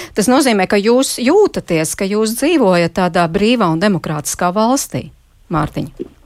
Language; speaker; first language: Latvian; native; Latvian